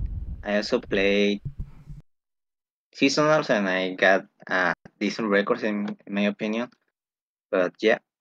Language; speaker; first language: English; non-native, fluent; Spanish